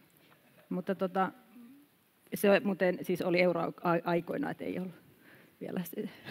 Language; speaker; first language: Finnish; native; Finnish